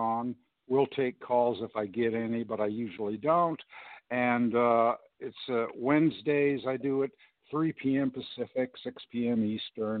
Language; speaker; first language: English; native; English